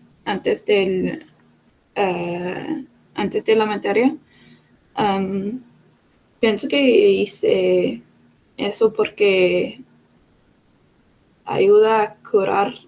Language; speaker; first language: Spanish; non-native, fluent; English